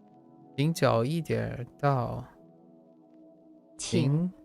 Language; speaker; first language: Chinese; non-native, learner; English